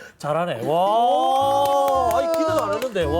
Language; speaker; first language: Korean; native; Korean